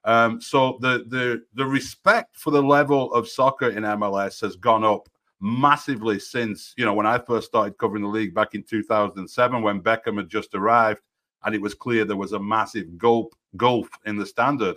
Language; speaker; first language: English; native; English